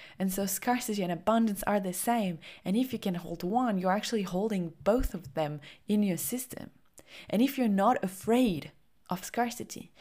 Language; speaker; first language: English; non-native, fluent; French